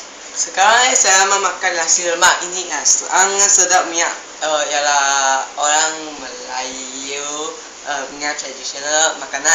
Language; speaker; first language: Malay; non-native, local second language; Chinese